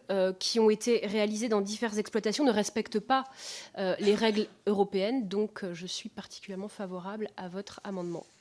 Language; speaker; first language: French; native; French